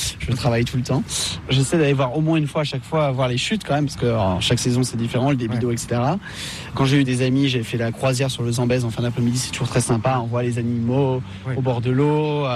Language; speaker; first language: French; native; French